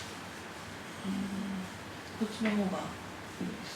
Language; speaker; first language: Japanese; native; Japanese